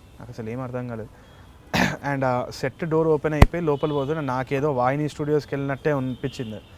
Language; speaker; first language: Telugu; native; Telugu